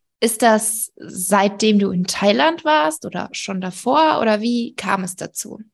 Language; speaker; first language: German; native; German